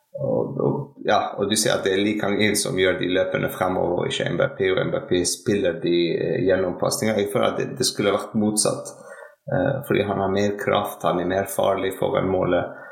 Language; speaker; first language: Norwegian; non-native, fluent; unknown